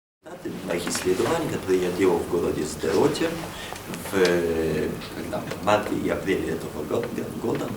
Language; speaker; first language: Russian; non-native, fluent; Polish